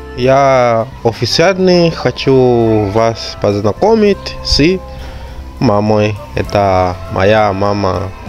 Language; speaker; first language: Russian; non-native, learner; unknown